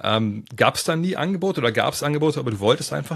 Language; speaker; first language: German; native; German